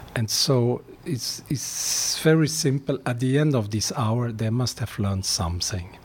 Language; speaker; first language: English; non-native, fluent; Dutch